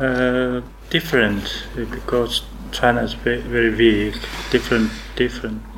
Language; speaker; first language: English; non-native, learner; Chinese